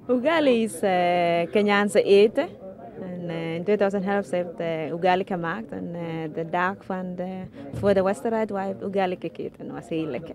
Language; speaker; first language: Dutch; non-native, learner; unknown